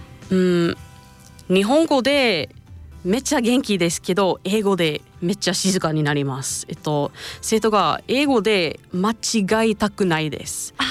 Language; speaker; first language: Japanese; non-native, learner; English